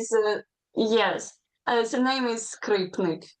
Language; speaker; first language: English; non-native, learner; Ukrainian